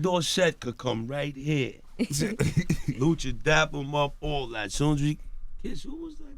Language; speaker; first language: English; native; English